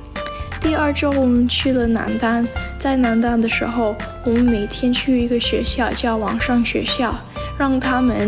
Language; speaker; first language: Chinese; non-native, learner; English